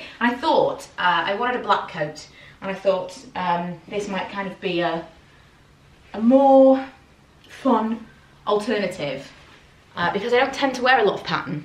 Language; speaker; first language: English; native; English